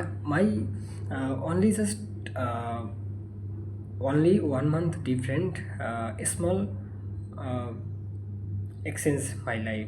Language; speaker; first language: English; non-native, learner; Bangla